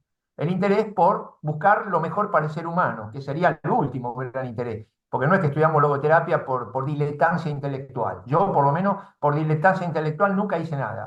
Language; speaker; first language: Spanish; native; Spanish